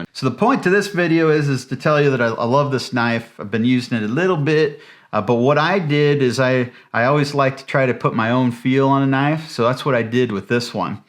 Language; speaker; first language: English; native; English